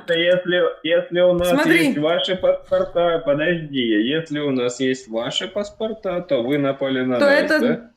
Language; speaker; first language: Russian; native; Russian